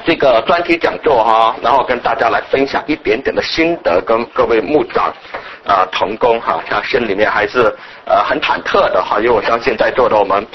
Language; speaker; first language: Chinese; native; Chinese